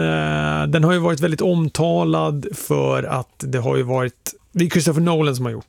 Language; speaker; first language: Swedish; native; Swedish